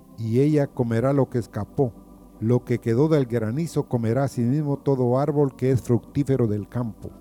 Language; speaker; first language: Spanish; native; Spanish